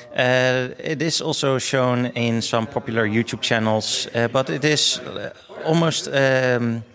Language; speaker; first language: English; non-native, fluent; Dutch